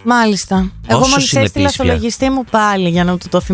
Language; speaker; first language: Greek; native; Greek